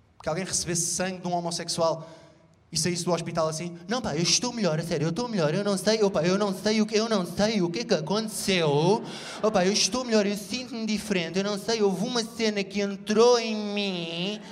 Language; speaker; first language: Portuguese; native; Portuguese